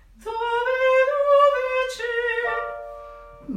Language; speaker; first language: Italian; non-native, learner; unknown